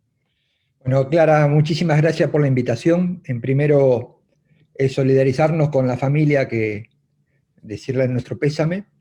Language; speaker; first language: Spanish; native; Spanish